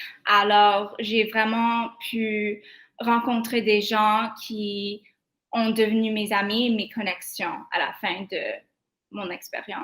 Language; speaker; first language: French; non-native, local second language; English